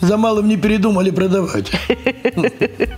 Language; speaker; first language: Russian; native; Russian